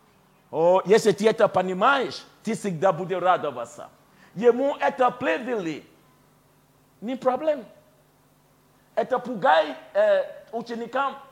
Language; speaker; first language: Russian; non-native, fluent; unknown